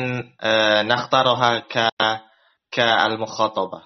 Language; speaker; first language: Arabic; non-native, fluent; Indonesian